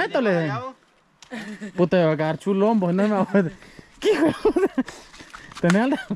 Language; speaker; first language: Spanish; native; Spanish